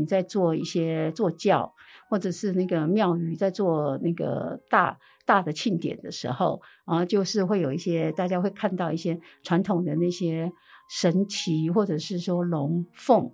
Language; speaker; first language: Chinese; native; Chinese